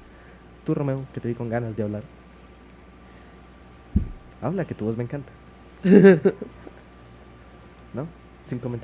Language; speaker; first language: Spanish; native; Spanish